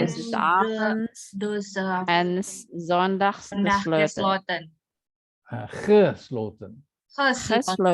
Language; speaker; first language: Dutch; non-native, learner; Indonesian